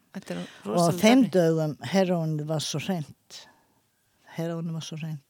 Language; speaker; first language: Icelandic; native; Icelandic